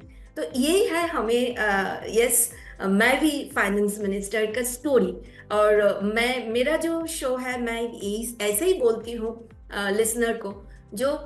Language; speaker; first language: Hindi; non-native, local second language; Bangla